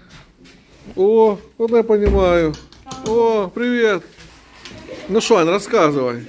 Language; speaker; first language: Russian; native; Russian